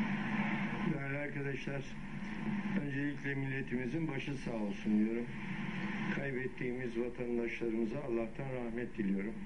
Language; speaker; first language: Turkish; native; Turkish